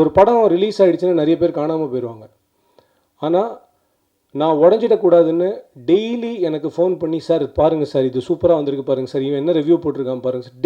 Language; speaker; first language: Tamil; native; Tamil